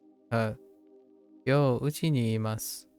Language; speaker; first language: Japanese; non-native, learner; English